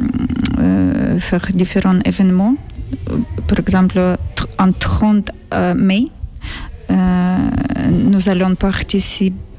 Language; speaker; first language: French; non-native, learner; Ukrainian